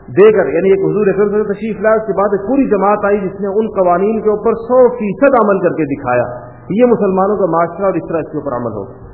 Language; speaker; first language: Urdu; non-native, local second language; Pashto